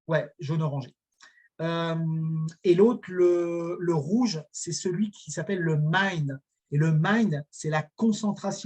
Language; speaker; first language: French; native; French